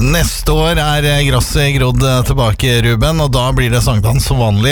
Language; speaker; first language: Norwegian; native; Norwegian